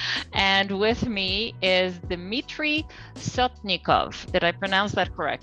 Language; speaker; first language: English; non-native, fluent; Polish